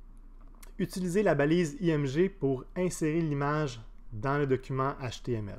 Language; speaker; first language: French; native; French